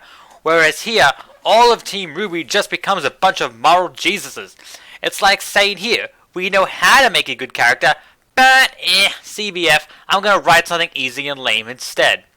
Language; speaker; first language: English; native; English